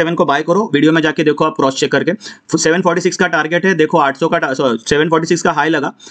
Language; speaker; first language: Hindi; non-native, local second language; Marathi